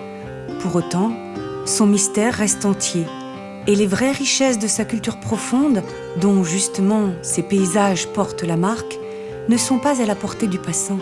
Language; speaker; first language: French; native; French